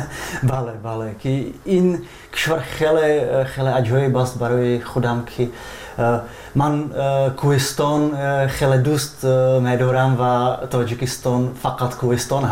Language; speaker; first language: Persian; non-native, fluent; Czech